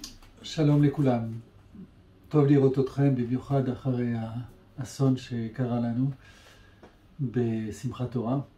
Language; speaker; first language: Hebrew; non-native, fluent; French